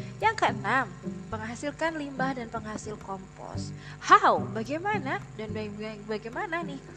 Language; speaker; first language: Indonesian; native; Indonesian